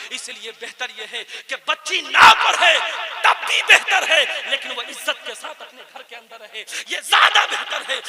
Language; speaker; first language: Urdu; native; Urdu